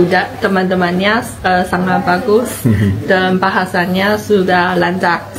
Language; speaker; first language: Indonesian; non-native, fluent; Chinese